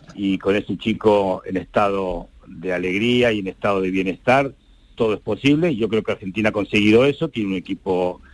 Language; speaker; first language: Spanish; native; Spanish